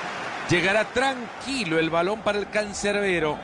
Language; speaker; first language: Spanish; native; Spanish